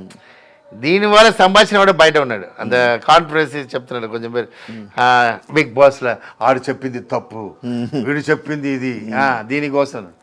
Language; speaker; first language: Telugu; non-native, learner; Tamil